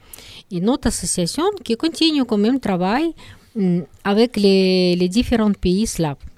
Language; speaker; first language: French; non-native, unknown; Russian